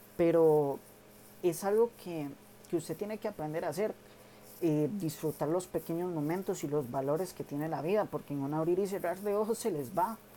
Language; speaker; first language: Spanish; native; Spanish